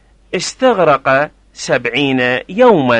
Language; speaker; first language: Arabic; non-native, fluent; Persian